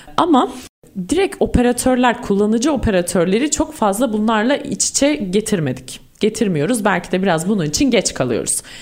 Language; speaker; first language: Turkish; native; Turkish